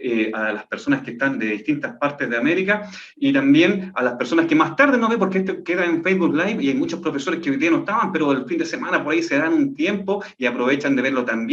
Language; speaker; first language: Spanish; native; Spanish